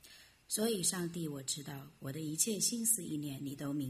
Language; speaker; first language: Chinese; native; Chinese